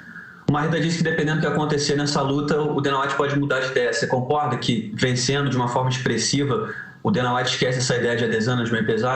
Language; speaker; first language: Portuguese; native; Portuguese